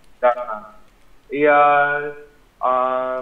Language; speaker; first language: Russian; non-native, learner; Vietnamese